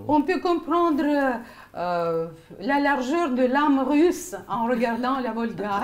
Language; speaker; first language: French; non-native, fluent; Russian